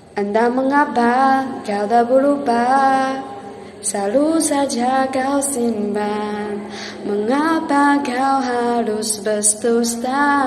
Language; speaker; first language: Indonesian; non-native, learner; Chinese